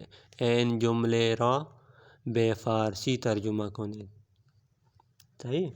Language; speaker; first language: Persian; non-native, fluent; Urdu